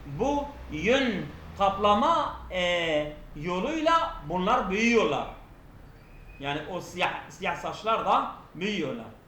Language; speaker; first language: Turkish; non-native, local second language; Kurdish